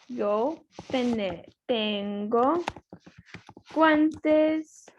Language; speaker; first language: Spanish; non-native, learner; English